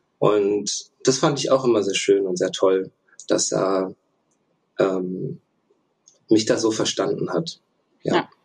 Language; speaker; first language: German; early bilingual, other home language; Russian